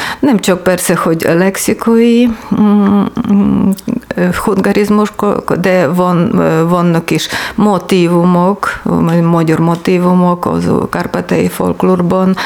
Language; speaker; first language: Hungarian; non-native, learner; Ukrainian